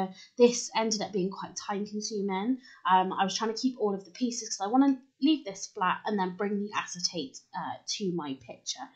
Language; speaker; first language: English; native; English